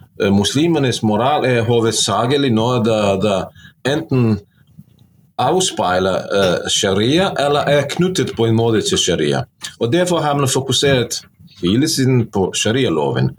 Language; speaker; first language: Norwegian; non-native, fluent; Bosnian